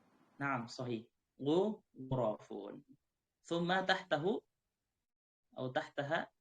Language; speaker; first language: Arabic; non-native, fluent; Indonesian